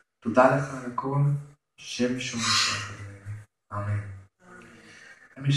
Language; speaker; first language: Hebrew; non-native, fluent; Russian